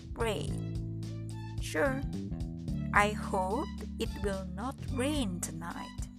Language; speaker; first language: English; non-native, fluent; Indonesian